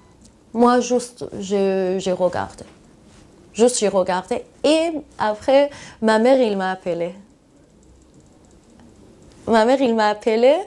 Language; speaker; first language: French; non-native, learner; Persian